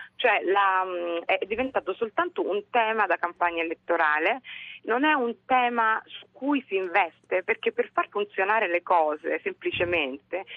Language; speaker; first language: Italian; native; Italian